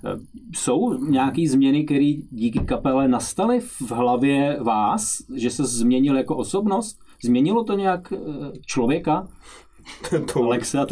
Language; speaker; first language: Czech; native; Czech